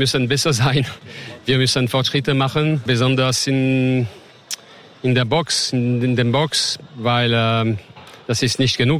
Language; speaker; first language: German; non-native, learner; French